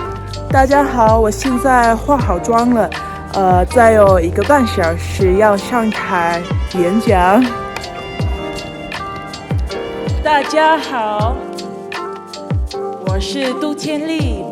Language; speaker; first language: Chinese; non-native, learner; English